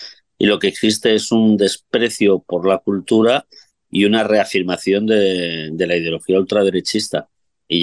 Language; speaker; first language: Spanish; native; Spanish